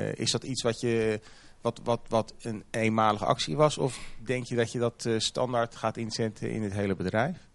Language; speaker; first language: Dutch; native; Dutch